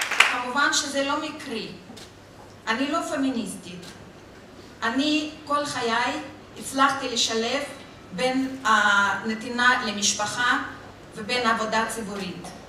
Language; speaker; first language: Hebrew; non-native, fluent; Russian